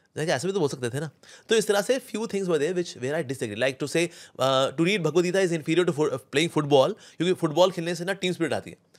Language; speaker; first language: Hindi; native; Hindi